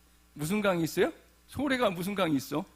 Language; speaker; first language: Korean; native; Korean